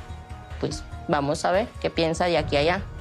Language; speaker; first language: Spanish; native; Spanish